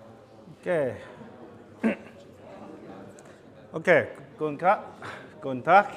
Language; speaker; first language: German; non-native, learner; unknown